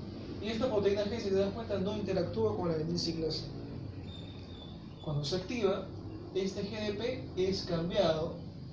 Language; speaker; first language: Spanish; native; Spanish